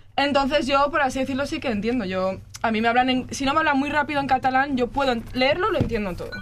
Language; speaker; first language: Spanish; early bilingual, other home language; Catalan